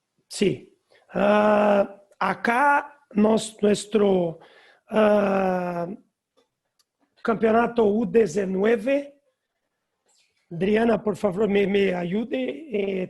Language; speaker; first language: Spanish; non-native, learner; Portuguese